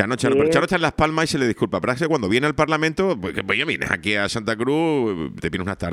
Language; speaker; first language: Spanish; native; Spanish